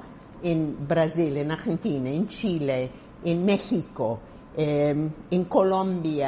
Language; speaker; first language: Spanish; non-native, fluent; English